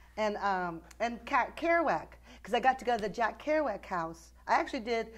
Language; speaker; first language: English; native; English